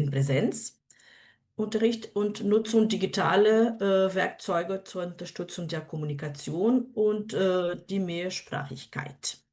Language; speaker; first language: German; non-native, fluent; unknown